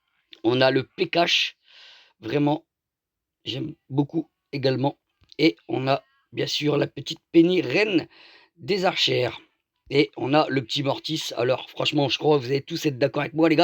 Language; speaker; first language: French; native; French